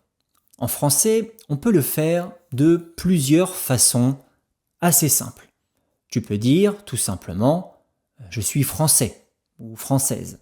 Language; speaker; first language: French; native; French